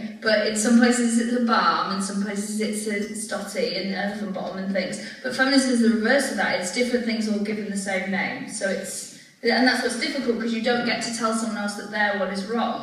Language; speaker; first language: English; native; English